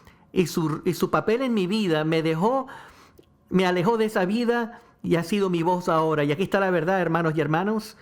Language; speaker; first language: Spanish; non-native, fluent; English